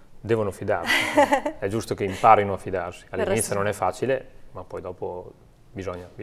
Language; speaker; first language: Italian; native; Italian